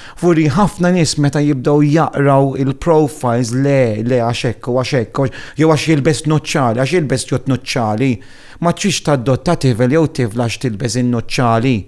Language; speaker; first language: Maltese; non-native, fluent; Italian